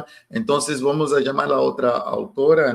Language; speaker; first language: Spanish; non-native, learner; Portuguese